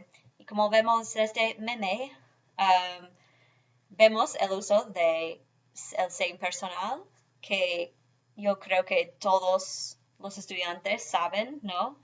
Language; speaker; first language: Spanish; non-native, fluent; English